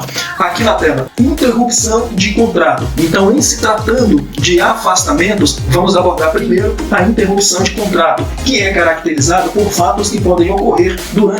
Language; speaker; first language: Portuguese; native; Portuguese